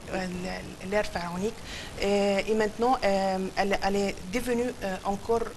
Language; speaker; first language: French; non-native, fluent; Arabic